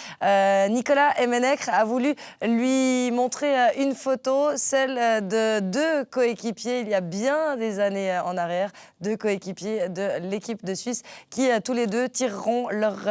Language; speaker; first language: French; native; French